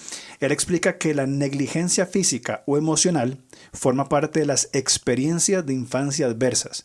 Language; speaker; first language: Spanish; native; Spanish